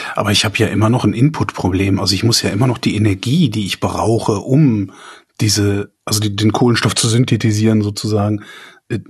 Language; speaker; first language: German; native; German